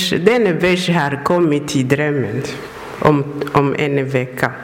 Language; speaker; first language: Swedish; non-native, learner; Persian